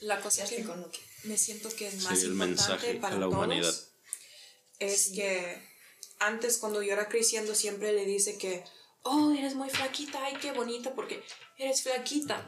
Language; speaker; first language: Spanish; early bilingual, heritage; English